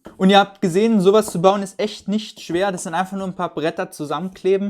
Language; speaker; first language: German; native; German